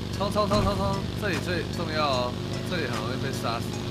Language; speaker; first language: Chinese; native; Chinese